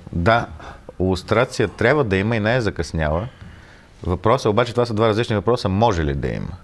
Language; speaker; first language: Bulgarian; native; Bulgarian